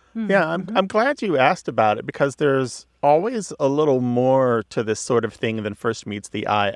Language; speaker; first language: English; native; English